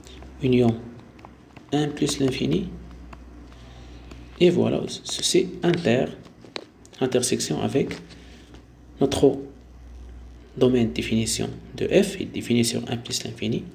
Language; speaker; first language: French; non-native, local second language; Arabic